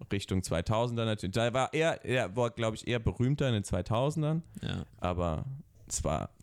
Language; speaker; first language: German; early bilingual, other home language; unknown